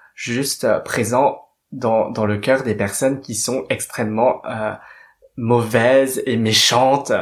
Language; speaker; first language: French; native; French